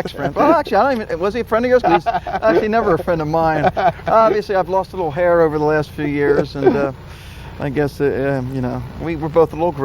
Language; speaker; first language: English; native; English